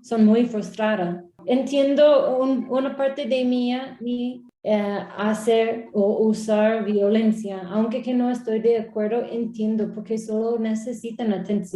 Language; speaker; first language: Spanish; non-native, learner; English